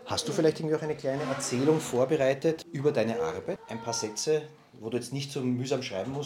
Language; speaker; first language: German; native; German